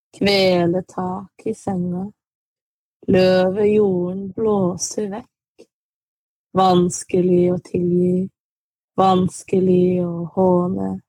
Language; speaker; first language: Norwegian; early bilingual, other home language; Arabic